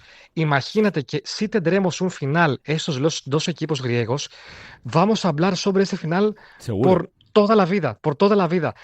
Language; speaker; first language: Spanish; non-native, fluent; Greek